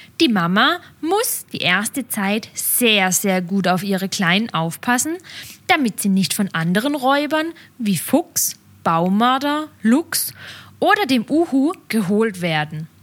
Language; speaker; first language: German; native; German